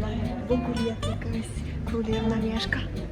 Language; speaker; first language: Polish; non-native, learner; Ukrainian